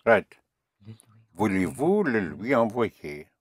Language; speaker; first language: French; non-native, fluent; English